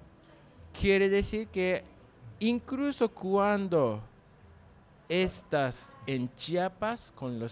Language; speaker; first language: Spanish; non-native, learner; Japanese